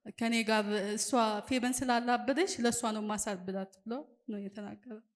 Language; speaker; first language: Amharic; non-native, local second language; Tigrinya